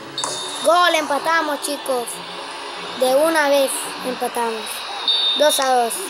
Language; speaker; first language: Spanish; native; Spanish